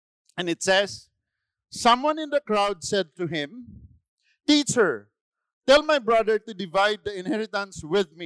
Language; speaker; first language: English; non-native, local second language; Filipino